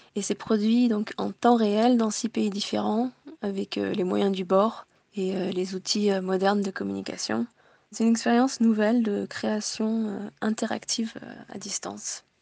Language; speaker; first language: French; early bilingual, heritage; Japanese